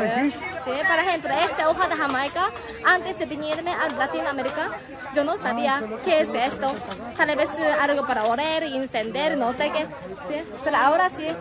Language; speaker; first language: Spanish; non-native, learner; Japanese